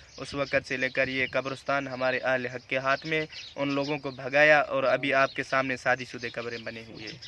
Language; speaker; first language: Urdu; non-native, local second language; Sindhi